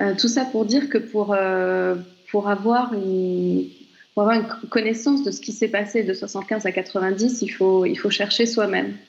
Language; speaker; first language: French; non-native, local second language; Arabic